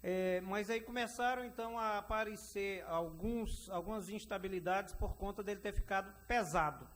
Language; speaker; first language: Portuguese; native; Portuguese